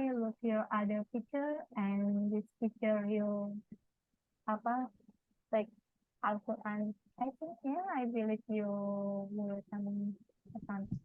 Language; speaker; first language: English; non-native, learner; Indonesian